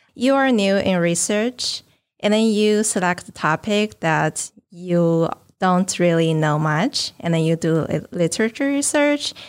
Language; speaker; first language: English; non-native, fluent; Chinese